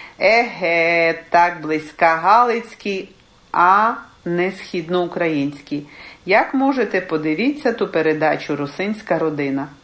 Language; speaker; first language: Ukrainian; early bilingual, heritage; Ukrainian